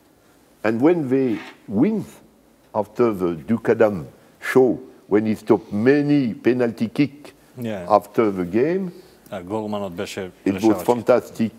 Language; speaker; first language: English; non-native, learner; French